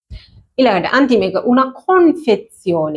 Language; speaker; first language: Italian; non-native, fluent; Sinhala